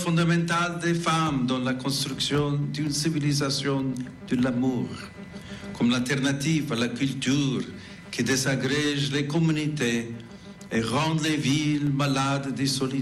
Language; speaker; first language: French; non-native, fluent; English